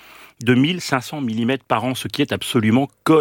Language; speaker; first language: French; native; French